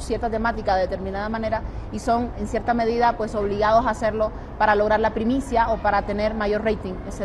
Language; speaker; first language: Spanish; native; Spanish